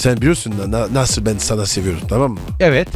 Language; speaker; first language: Turkish; non-native, learner; French